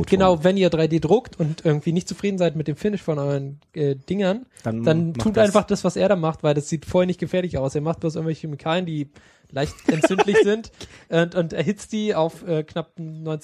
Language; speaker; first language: German; native; German